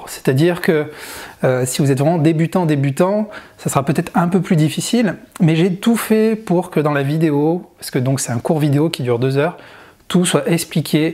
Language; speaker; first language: French; native; French